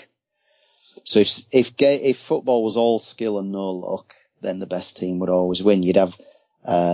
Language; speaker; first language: English; native; English